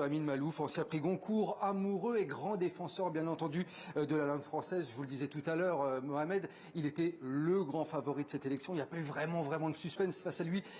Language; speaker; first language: French; native; French